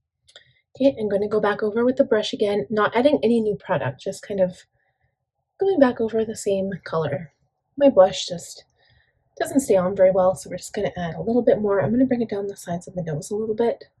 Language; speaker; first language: English; native; English